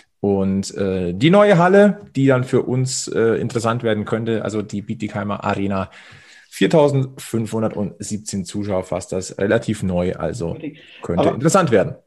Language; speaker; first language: German; native; German